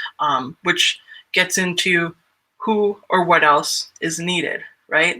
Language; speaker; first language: English; native; English